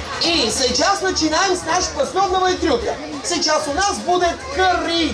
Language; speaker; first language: Russian; non-native, learner; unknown